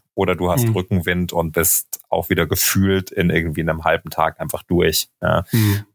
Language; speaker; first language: German; native; German